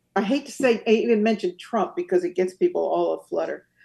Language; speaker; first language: English; native; English